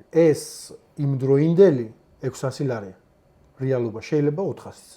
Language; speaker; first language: Georgian; native; Georgian